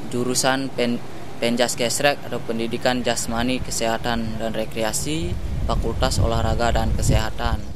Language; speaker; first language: Indonesian; non-native, local second language; Balinese